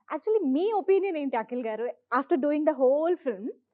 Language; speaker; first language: Telugu; native; Telugu